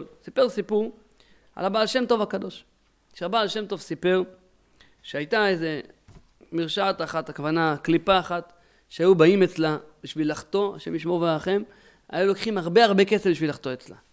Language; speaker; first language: Hebrew; native; Hebrew